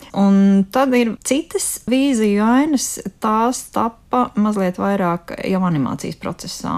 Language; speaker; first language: Latvian; native; Latvian